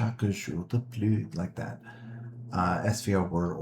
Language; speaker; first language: French; non-native, learner; English